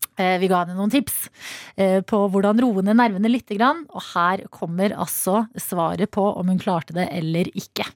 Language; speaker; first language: Norwegian; native; Norwegian